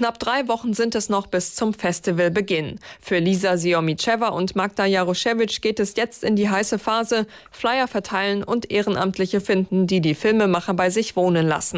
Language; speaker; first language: German; native; German